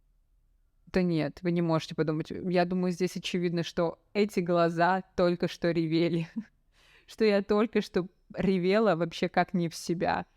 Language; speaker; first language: Russian; native; Russian